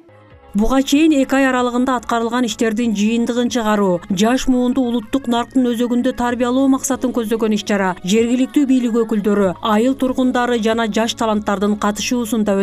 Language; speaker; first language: Kyrgyz; native; Kyrgyz